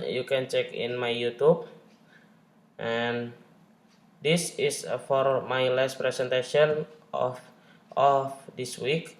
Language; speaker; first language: English; non-native, learner; Indonesian